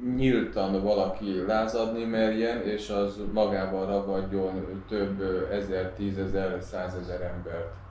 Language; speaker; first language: Hungarian; native; Hungarian